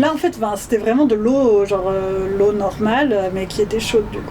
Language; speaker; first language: French; native; French